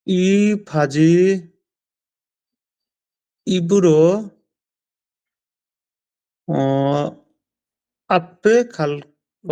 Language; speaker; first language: Korean; non-native, learner; Bangla